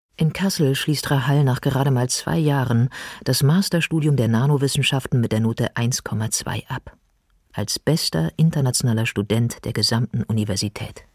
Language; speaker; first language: German; native; German